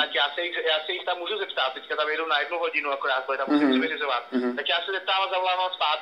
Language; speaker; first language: Czech; native; Czech